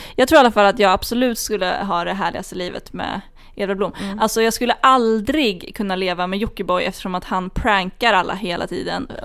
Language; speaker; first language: Swedish; native; Swedish